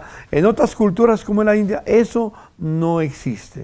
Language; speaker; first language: Spanish; native; Spanish